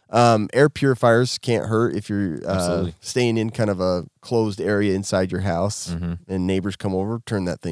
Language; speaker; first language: English; native; English